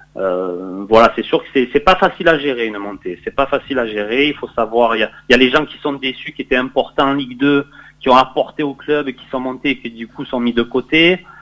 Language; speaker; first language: French; native; French